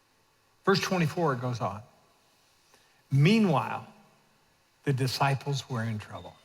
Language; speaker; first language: English; native; English